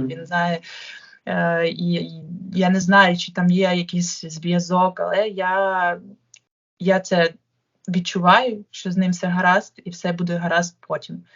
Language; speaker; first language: Ukrainian; non-native, local second language; Russian